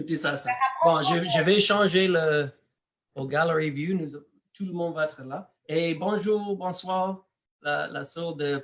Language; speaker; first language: French; non-native, learner; English